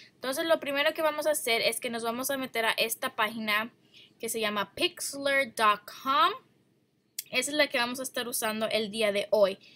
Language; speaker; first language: Spanish; early bilingual, heritage; Spanish